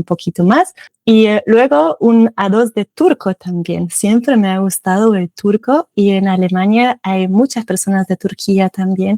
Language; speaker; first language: Spanish; non-native, fluent; German